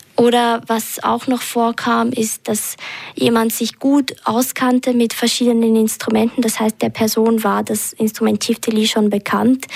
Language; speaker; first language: German; early bilingual, other home language; Albanian